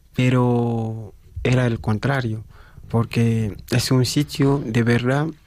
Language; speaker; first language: Spanish; non-native, fluent; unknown